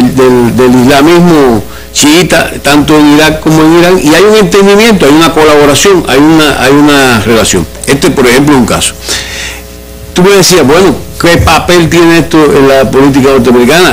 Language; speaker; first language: Spanish; native; Spanish